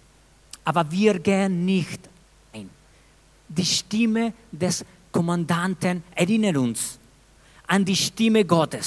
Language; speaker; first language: German; non-native, fluent; Spanish